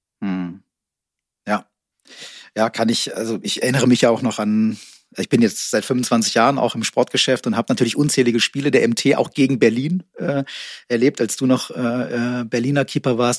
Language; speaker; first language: German; native; German